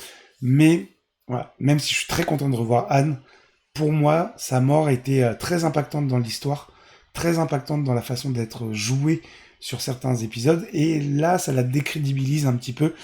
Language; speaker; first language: French; native; French